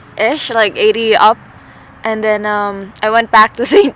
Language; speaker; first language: English; non-native, local second language; Filipino